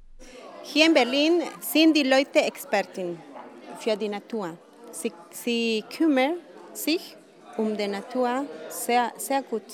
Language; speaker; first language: German; non-native, learner; Spanish